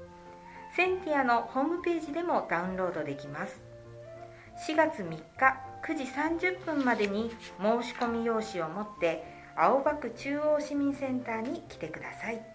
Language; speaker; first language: Japanese; native; Japanese